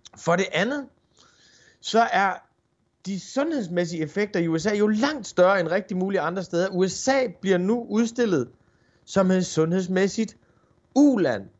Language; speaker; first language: Danish; native; Danish